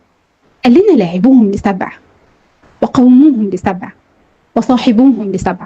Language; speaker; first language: Arabic; native; Arabic